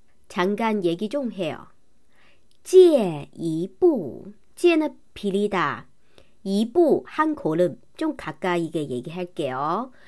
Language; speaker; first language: Korean; non-native, fluent; Chinese